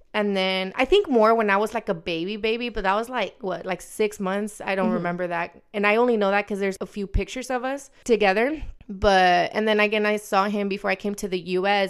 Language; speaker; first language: English; early bilingual, other home language; Spanish